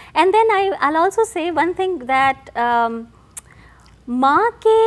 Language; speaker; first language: English; non-native, local second language; Hindi